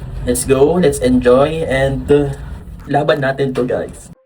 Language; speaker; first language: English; non-native, local second language; Filipino